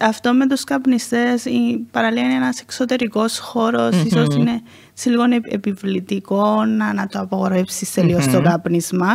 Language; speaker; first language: Greek; native; Greek